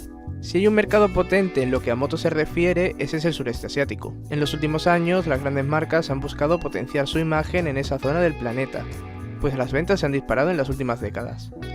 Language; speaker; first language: Spanish; native; Spanish